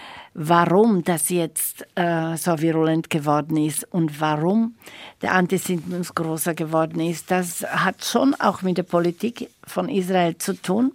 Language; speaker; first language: German; non-native, fluent; Slovak